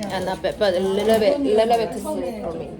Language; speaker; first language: English; non-native, learner; Korean